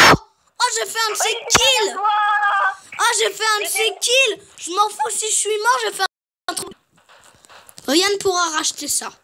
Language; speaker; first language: French; native; French